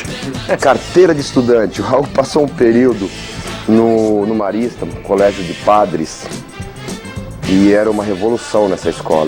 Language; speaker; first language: Portuguese; native; Portuguese